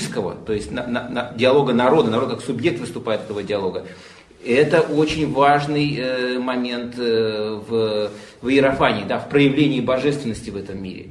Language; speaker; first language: Russian; native; Russian